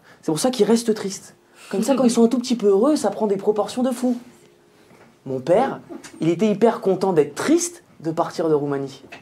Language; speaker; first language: French; native; French